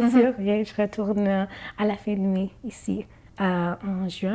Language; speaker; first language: French; non-native, fluent; Arabic